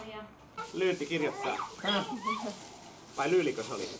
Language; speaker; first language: Finnish; native; Finnish